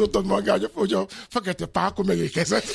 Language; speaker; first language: Hungarian; non-native, fluent; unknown